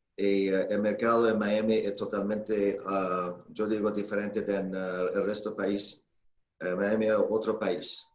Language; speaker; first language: Spanish; non-native, fluent; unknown